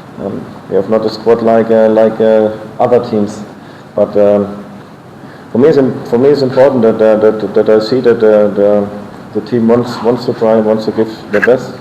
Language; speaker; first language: English; non-native, fluent; German